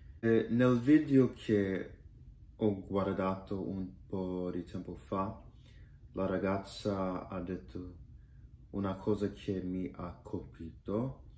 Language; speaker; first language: Italian; non-native, learner; English